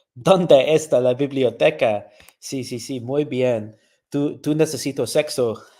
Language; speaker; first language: Spanish; non-native, learner; English